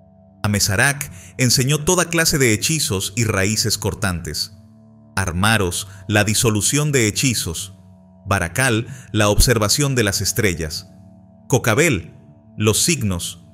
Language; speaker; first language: Spanish; native; Spanish